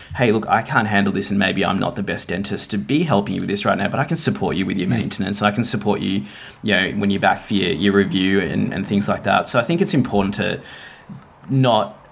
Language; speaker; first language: English; native; English